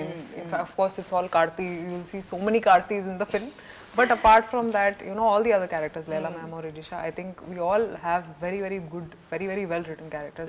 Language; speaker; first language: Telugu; non-native, local second language; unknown